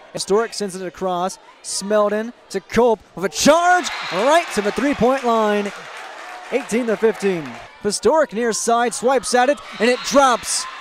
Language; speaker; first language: English; native; English